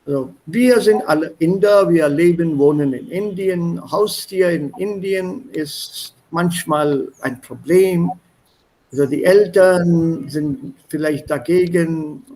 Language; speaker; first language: German; non-native, fluent; Hindi